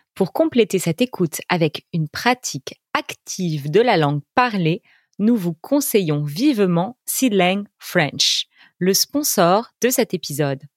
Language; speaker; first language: French; native; French